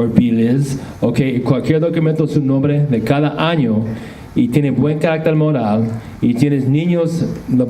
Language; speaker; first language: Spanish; non-native, fluent; English